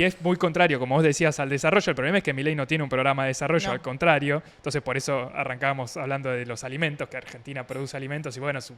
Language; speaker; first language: Spanish; native; Spanish